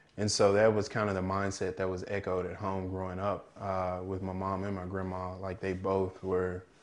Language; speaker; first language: English; native; English